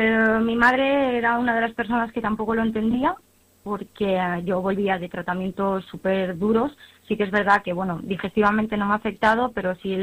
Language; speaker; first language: Spanish; native; Spanish